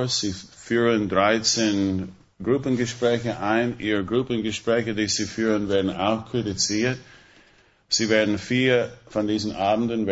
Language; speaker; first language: German; non-native, fluent; English